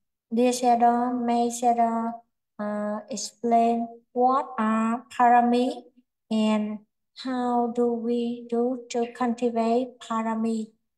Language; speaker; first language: English; non-native, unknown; Vietnamese